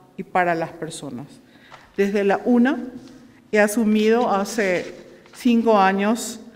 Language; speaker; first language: Spanish; native; Spanish